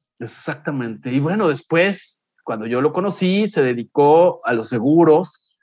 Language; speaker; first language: Spanish; native; Spanish